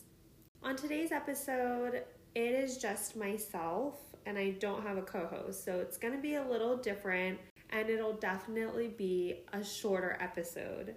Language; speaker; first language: English; native; English